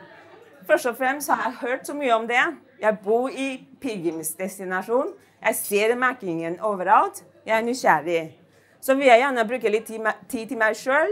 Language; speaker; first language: Norwegian; non-native, fluent; Chinese